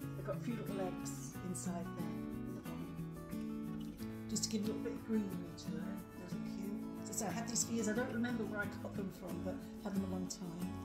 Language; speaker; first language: English; native; English